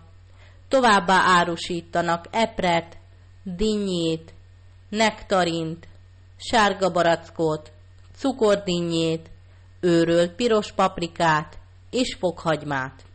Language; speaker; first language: Hungarian; native; Hungarian